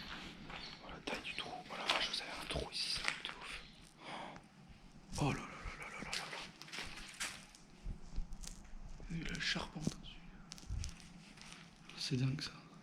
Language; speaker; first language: French; native; French